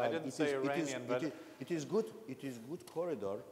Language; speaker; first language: English; non-native, learner; Azerbaijani